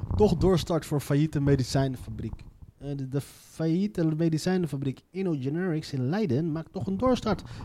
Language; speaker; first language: Dutch; native; Dutch